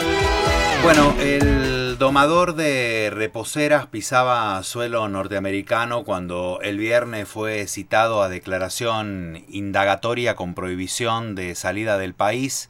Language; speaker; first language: Spanish; native; Spanish